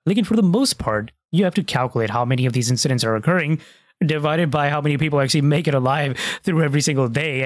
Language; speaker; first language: English; early bilingual, other home language; Hindi